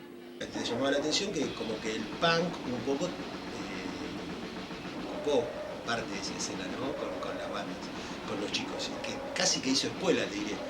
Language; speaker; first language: Spanish; native; Spanish